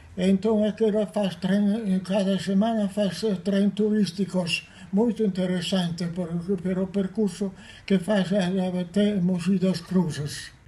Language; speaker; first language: Portuguese; non-native, fluent; Italian